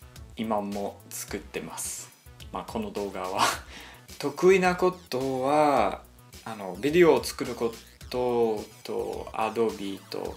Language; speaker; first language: Japanese; non-native, learner; English